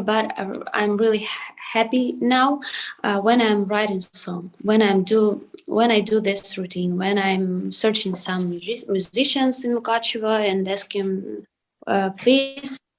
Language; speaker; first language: English; non-native, learner; Ukrainian